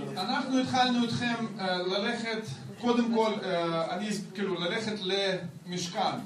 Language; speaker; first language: Hebrew; non-native, fluent; Russian